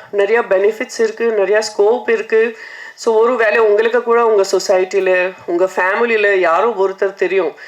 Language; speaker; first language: Tamil; non-native, fluent; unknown